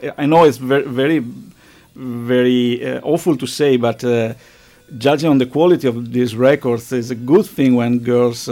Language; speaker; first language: English; non-native, fluent; Italian